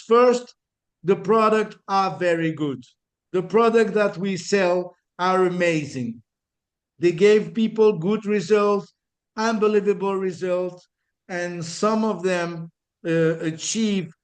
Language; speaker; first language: English; non-native, fluent; French